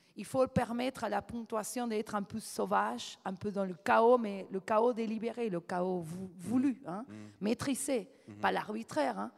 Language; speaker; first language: French; non-native, fluent; Spanish